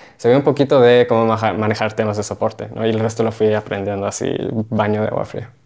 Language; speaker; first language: Spanish; early bilingual, heritage; Spanish